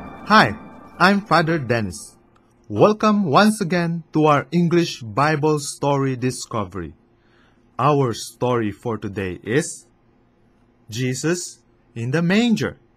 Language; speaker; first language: English; non-native, fluent; Chinese